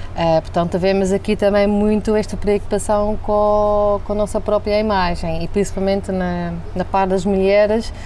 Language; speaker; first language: Portuguese; non-native, fluent; Dutch